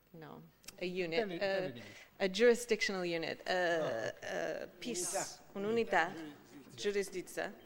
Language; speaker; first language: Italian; non-native, fluent; English